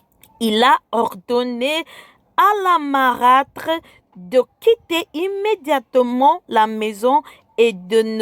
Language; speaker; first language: French; non-native, fluent; English